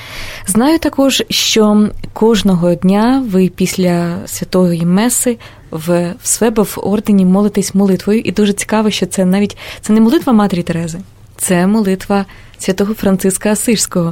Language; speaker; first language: Ukrainian; native; Ukrainian